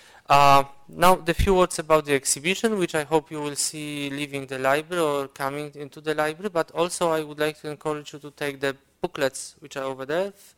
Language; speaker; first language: English; non-native, fluent; Polish